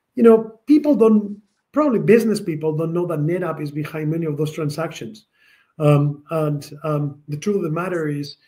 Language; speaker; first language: English; non-native, fluent; Spanish